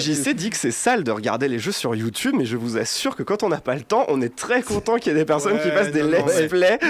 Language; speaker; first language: French; native; French